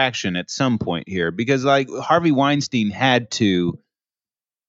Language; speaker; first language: English; native; English